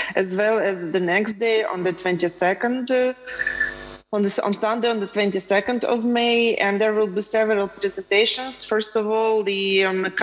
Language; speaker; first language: English; non-native, fluent; Ukrainian